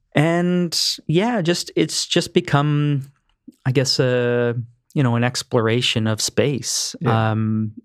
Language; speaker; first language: English; native; English